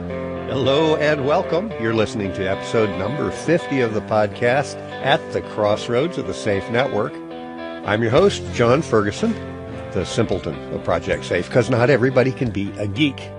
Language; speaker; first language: English; native; English